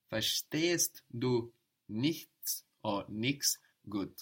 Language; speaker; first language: German; non-native, fluent; English